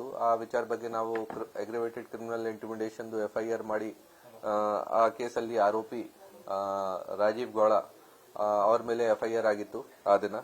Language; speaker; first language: Kannada; non-native, local second language; Hindi